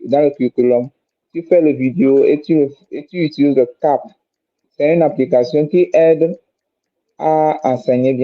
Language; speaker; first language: French; non-native, fluent; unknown